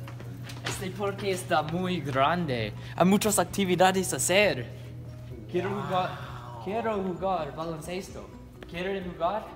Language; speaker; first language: Spanish; non-native, learner; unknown